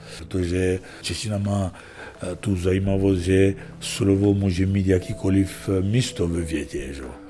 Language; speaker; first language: Czech; non-native, fluent; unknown